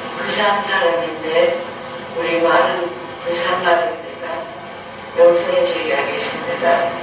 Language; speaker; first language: Korean; non-native, local second language; English